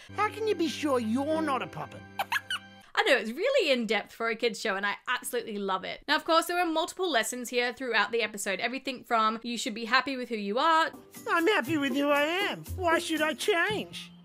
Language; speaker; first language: English; native; English